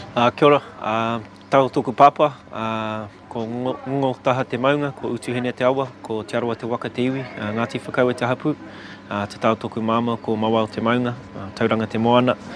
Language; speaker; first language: Māori; non-native, local second language; English